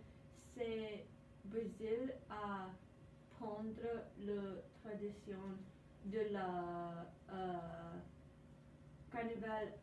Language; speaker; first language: French; non-native, learner; English